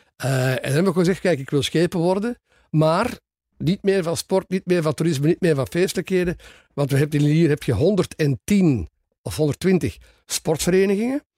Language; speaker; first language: Dutch; native; Dutch